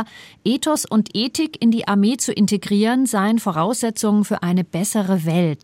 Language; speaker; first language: German; native; German